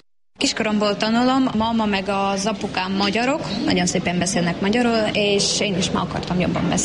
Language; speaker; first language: Hungarian; early bilingual, heritage; Ukrainian